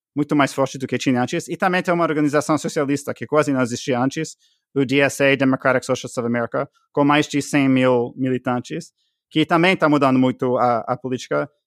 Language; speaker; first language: Portuguese; non-native, fluent; English